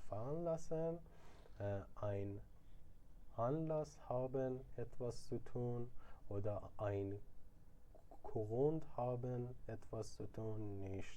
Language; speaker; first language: German; non-native, fluent; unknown